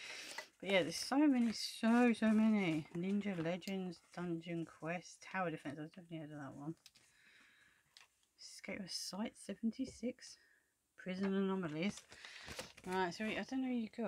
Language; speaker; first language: English; native; English